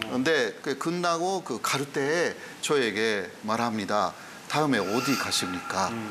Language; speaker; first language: Korean; non-native, fluent; Japanese